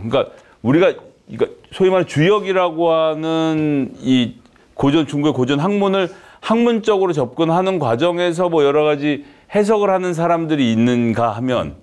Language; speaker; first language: Korean; native; Korean